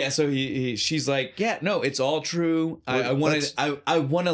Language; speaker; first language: English; native; English